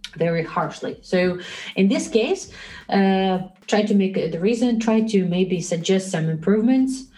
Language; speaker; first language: English; non-native, fluent; Russian